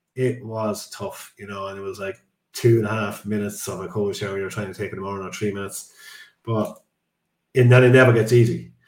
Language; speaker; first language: English; native; English